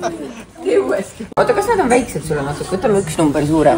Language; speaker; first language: Estonian; native; Estonian